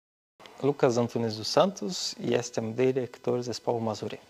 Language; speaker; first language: Polish; early bilingual, heritage; Portuguese